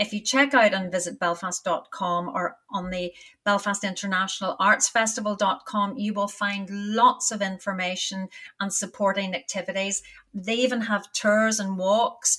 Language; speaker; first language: English; native; English